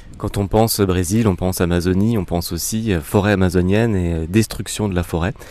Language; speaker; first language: French; native; French